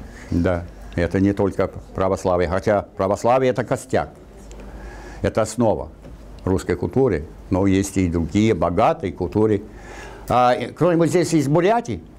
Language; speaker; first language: Russian; non-native, fluent; English